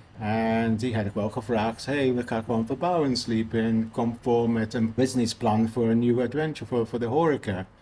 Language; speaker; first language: Dutch; non-native, fluent; English